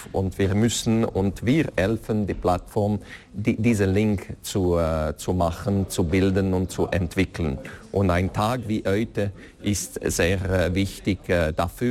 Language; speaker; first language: German; non-native, fluent; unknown